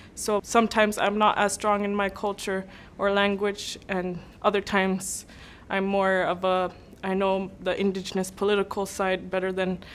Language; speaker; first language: English; native; English